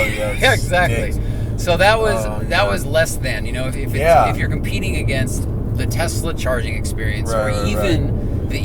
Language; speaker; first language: English; native; English